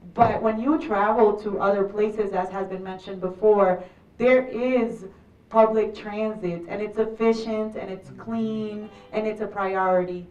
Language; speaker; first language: English; early bilingual, other home language; Spanish